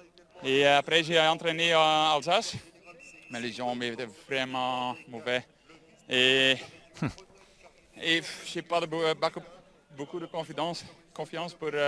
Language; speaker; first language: French; non-native, fluent; Dutch